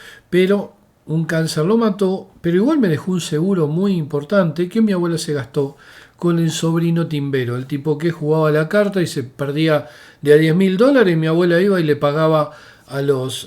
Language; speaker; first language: Spanish; native; Spanish